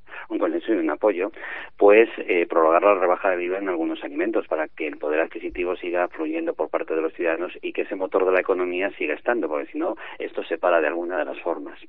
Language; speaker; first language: Spanish; native; Spanish